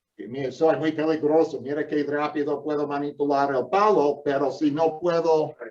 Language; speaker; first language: Spanish; non-native, fluent; English